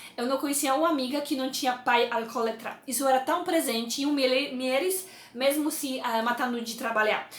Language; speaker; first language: Portuguese; non-native, fluent; Polish